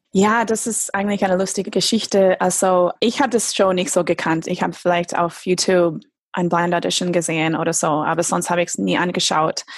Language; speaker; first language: German; non-native, fluent; English